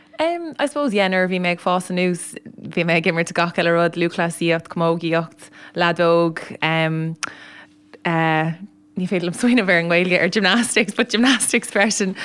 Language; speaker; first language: Irish; non-native, local second language; English